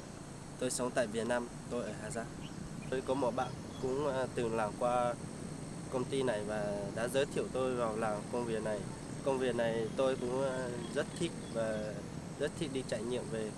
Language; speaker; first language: Vietnamese; non-native, local second language; Hmong